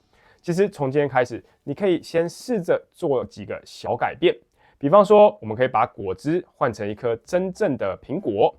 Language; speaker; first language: Chinese; native; Chinese